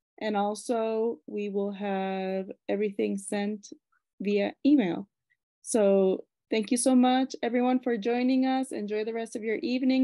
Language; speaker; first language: English; early bilingual, other home language; Spanish